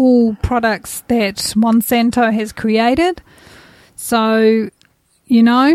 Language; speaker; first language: English; native; English